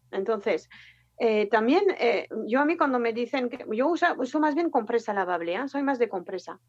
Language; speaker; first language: Spanish; non-native, fluent; French